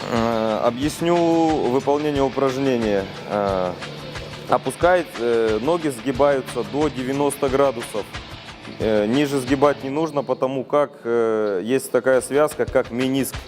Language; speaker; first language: Russian; native; Russian